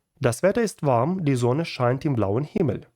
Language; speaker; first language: German; non-native, fluent; Ukrainian